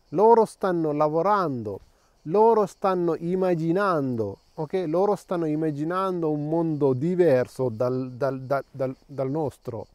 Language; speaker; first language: Italian; non-native, fluent; Tamil